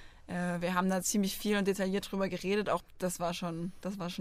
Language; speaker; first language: German; native; German